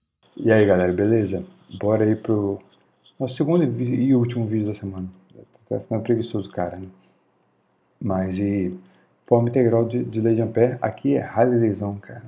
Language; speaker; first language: Portuguese; native; Portuguese